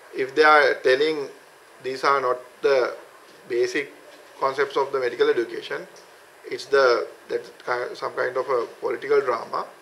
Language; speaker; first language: English; non-native, local second language; Sinhala